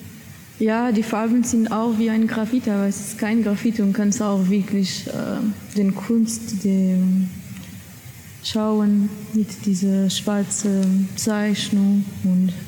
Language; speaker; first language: German; non-native, learner; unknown